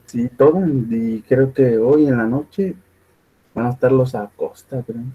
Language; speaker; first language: Spanish; native; Spanish